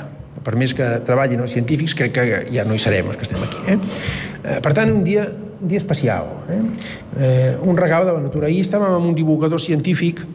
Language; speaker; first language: Catalan; native; Catalan